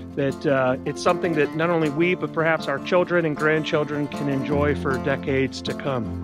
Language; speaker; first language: English; native; English